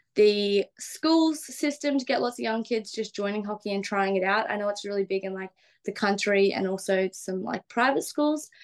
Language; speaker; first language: English; native; English